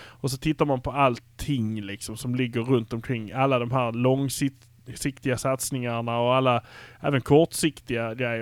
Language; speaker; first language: Swedish; native; Swedish